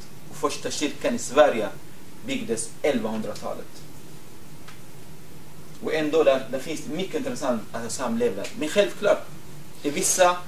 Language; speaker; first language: Swedish; non-native, fluent; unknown